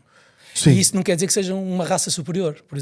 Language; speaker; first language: Portuguese; native; Portuguese